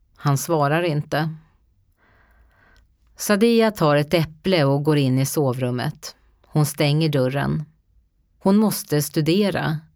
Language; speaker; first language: Swedish; native; Swedish